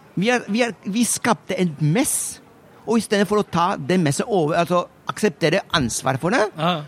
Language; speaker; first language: Norwegian; non-native, fluent; Spanish